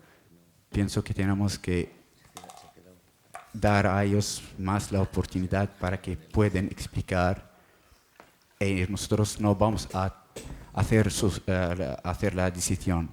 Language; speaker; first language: Spanish; non-native, learner; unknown